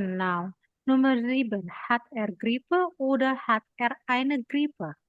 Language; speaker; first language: German; non-native, fluent; Indonesian